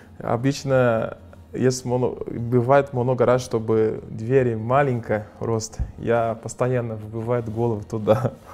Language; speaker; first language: Russian; non-native, fluent; Portuguese